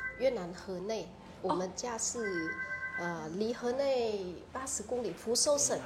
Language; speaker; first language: Chinese; non-native, fluent; Vietnamese